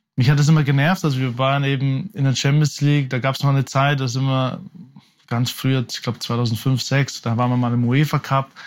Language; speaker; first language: German; native; German